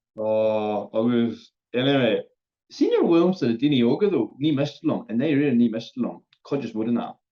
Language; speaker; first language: Irish; native; Irish